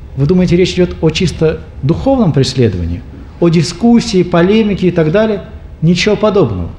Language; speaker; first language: Russian; native; Russian